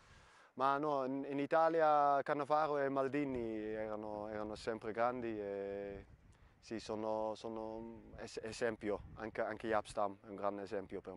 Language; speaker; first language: Italian; non-native, fluent; Dutch